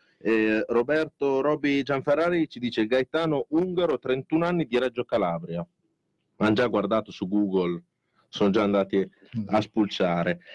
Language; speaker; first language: Italian; native; Italian